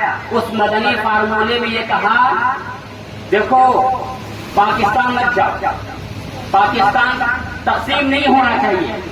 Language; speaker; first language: Urdu; native; Urdu